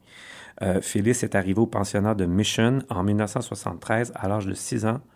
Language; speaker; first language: French; native; French